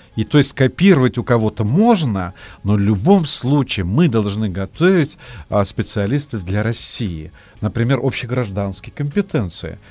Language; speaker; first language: Russian; non-native, local second language; Tatar